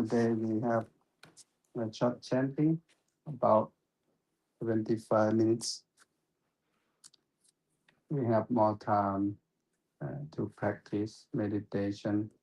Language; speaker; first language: English; non-native, fluent; Thai